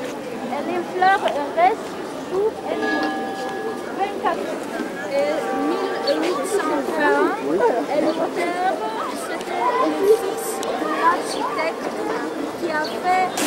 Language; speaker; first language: French; non-native, learner; Polish